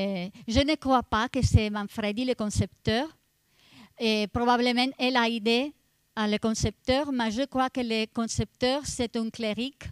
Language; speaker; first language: French; non-native, fluent; Italian